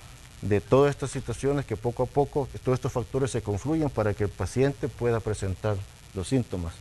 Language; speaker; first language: Spanish; native; Spanish